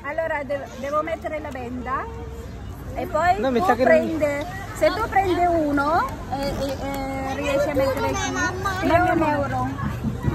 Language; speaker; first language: Italian; non-native, learner; Filipino